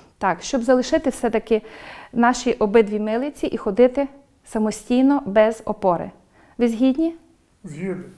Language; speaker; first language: Ukrainian; non-native, local second language; Hungarian